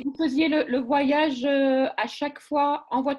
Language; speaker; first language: French; native; French